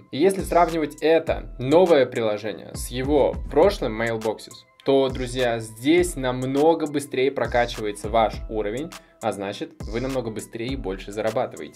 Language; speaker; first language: Russian; native; Russian